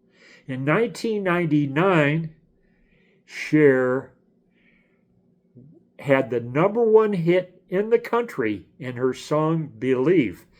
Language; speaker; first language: English; native; English